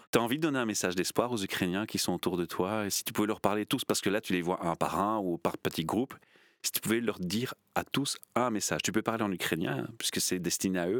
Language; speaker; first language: French; native; French